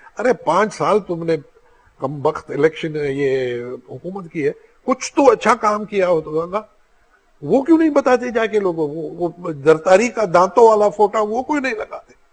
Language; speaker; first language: Urdu; non-native, local second language; Sindhi